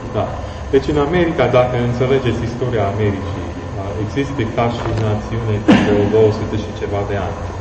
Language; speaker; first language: Romanian; non-native, fluent; English